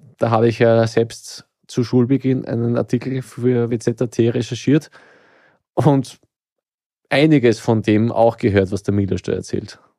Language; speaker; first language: German; native; German